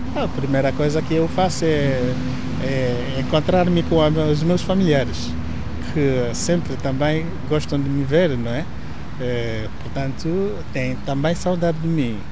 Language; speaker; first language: Portuguese; non-native, fluent; Igbo